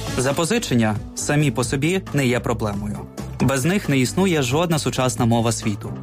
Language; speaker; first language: Ukrainian; native; Ukrainian